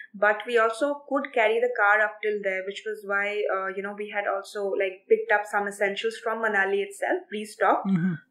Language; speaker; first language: English; non-native, local second language; Assamese